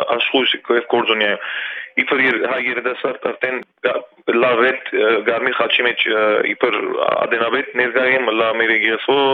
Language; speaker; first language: Armenian; early bilingual, heritage; Armenian